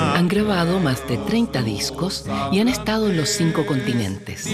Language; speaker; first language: Spanish; native; Spanish